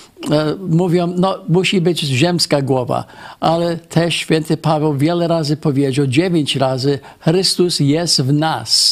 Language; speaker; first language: Polish; non-native, fluent; English